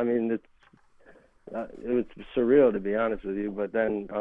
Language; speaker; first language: English; native; English